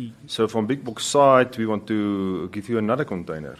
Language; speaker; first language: English; non-native, local second language; Afrikaans